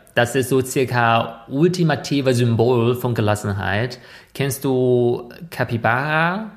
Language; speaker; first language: German; non-native, fluent; Chinese